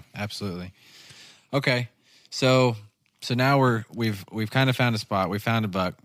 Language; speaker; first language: English; native; English